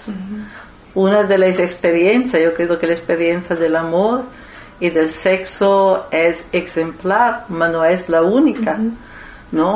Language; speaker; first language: Spanish; non-native, fluent; Italian